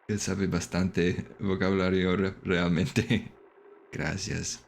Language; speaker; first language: Spanish; non-native, learner; English